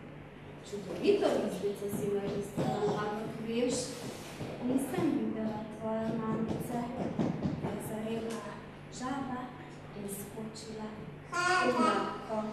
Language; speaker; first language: Slovenian; native; Slovenian